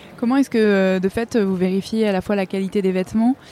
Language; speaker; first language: French; native; French